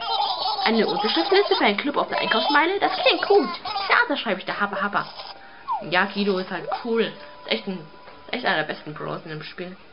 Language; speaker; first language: German; native; German